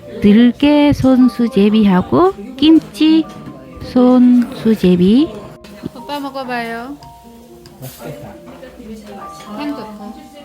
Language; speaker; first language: Korean; non-native, learner; Vietnamese